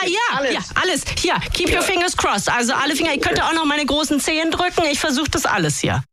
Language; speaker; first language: German; native; German